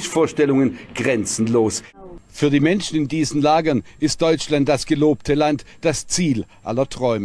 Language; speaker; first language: German; native; German